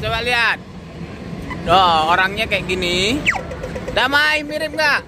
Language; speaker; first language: Indonesian; native; Indonesian